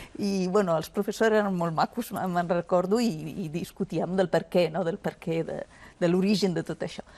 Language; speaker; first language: Catalan; non-native, fluent; Italian